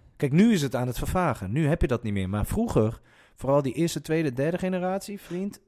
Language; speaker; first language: Dutch; early bilingual, other home language; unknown